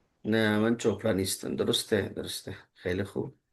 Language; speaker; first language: Persian; non-native, fluent; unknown